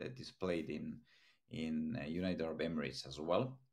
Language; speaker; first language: English; non-native, fluent; Estonian